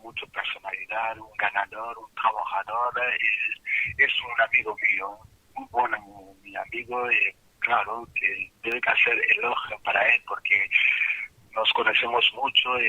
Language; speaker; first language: Spanish; non-native, fluent; French